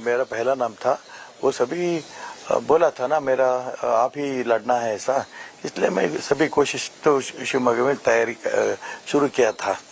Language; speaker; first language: Hindi; non-native, local second language; Kannada